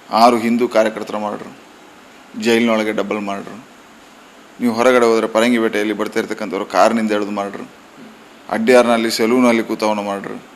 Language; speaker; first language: Kannada; non-native, local second language; Tulu